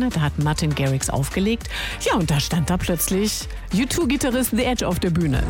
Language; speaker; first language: German; native; German